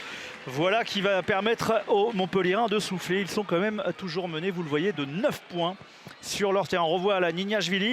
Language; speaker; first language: French; native; French